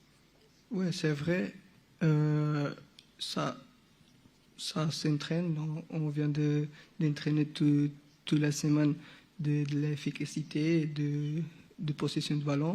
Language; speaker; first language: French; non-native, local second language; Portuguese